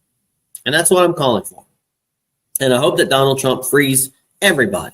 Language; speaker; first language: English; native; English